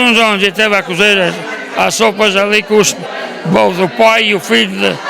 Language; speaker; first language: Portuguese; early bilingual, heritage; Portuguese